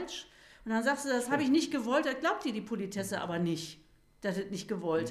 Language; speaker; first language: German; native; German